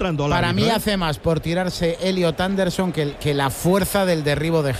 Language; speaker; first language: Spanish; native; Spanish